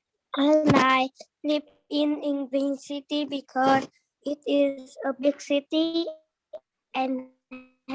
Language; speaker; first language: English; non-native, learner; Vietnamese